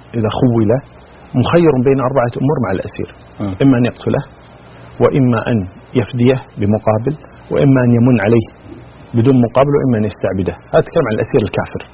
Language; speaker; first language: Arabic; native; Arabic